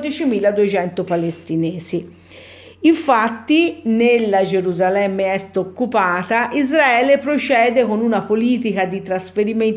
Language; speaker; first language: Italian; native; Italian